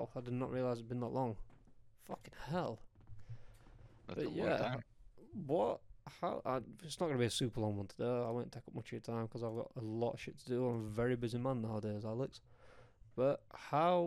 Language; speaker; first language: English; native; English